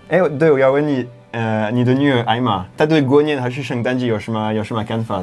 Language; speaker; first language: Chinese; non-native, fluent; French